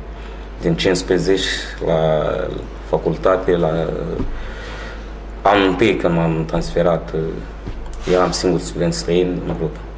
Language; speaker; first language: Romanian; non-native, fluent; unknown